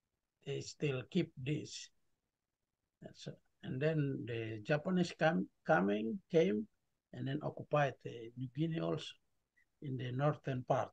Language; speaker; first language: English; non-native, learner; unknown